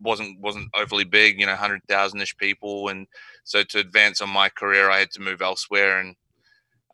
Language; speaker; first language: English; native; English